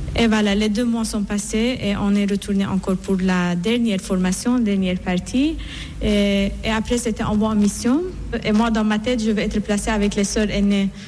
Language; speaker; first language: French; non-native, fluent; Persian